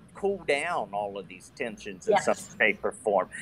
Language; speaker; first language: English; native; English